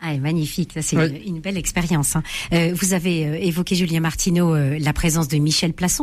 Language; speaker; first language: French; native; French